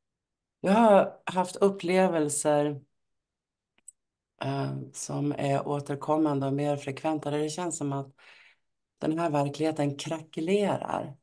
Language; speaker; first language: Swedish; native; Swedish